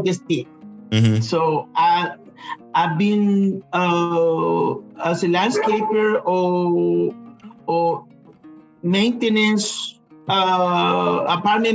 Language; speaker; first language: English; non-native, fluent; Spanish